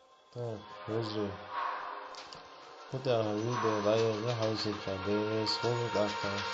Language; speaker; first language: Russian; non-native, local second language; Chechen